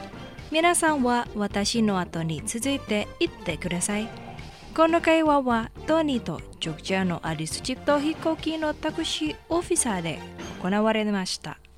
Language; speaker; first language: Japanese; non-native, fluent; Indonesian